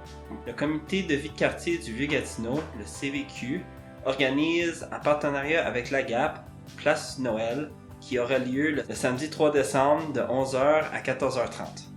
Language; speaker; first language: French; native; French